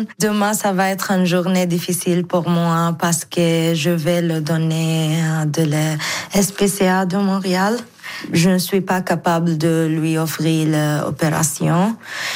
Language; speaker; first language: French; non-native, learner; Arabic